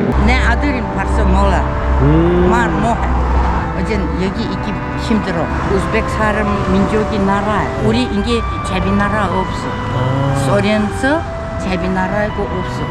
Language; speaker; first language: Korean; early bilingual, heritage; Korean